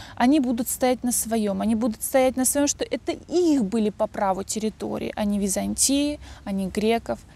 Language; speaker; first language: Russian; native; Russian